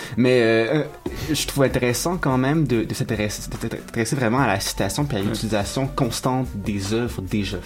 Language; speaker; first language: French; native; French